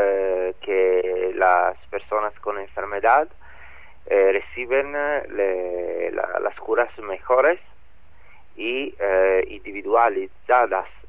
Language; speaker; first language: Spanish; non-native, learner; Italian